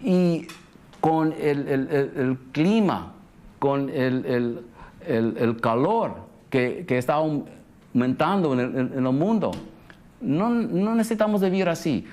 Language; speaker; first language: Spanish; early bilingual, heritage; English